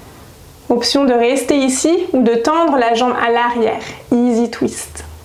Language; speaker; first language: French; native; French